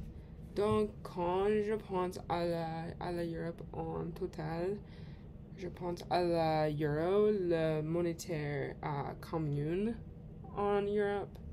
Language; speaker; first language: French; non-native, learner; English